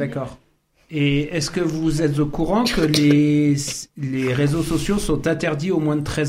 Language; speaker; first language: French; native; French